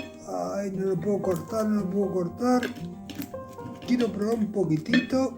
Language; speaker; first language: Spanish; native; Spanish